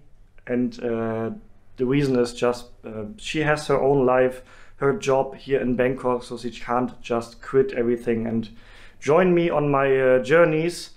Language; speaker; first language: English; non-native, fluent; German